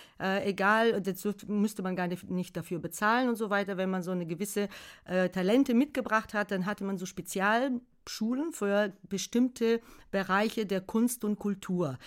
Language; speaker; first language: German; non-native, fluent; Bulgarian